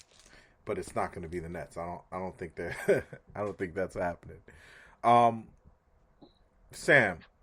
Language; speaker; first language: English; native; English